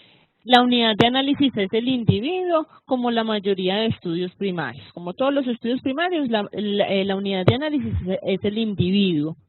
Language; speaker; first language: Spanish; native; Spanish